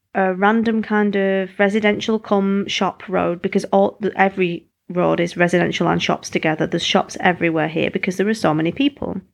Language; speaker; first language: English; native; English